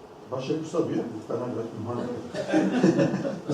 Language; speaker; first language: Turkish; non-native, local second language; Kurdish